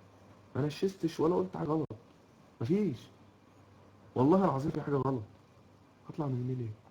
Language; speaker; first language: Arabic; native; Arabic